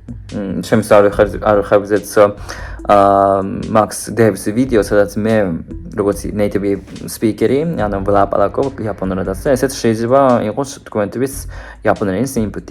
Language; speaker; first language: Georgian; non-native, fluent; Japanese